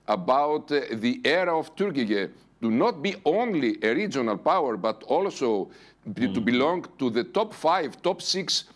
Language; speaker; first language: English; non-native, fluent; Greek